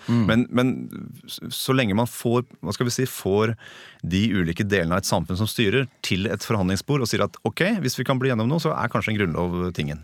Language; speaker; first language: Norwegian; native; Norwegian